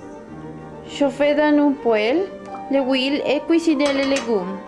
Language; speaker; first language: French; non-native, learner; Spanish